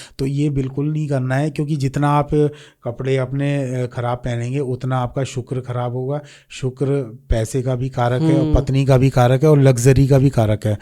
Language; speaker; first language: Hindi; native; Hindi